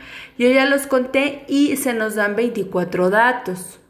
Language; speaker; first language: Spanish; native; Spanish